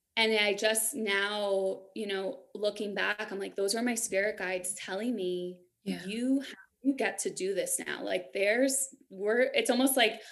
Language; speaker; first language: English; native; English